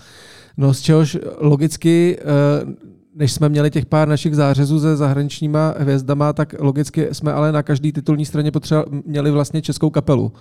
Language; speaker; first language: Czech; native; Czech